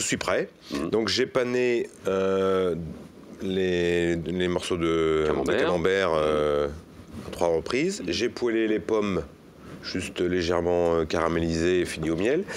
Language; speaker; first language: French; native; French